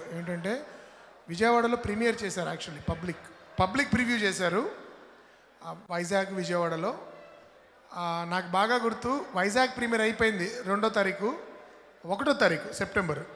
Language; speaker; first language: Telugu; native; Telugu